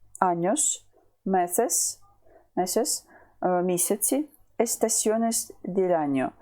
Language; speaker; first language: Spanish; non-native, fluent; Ukrainian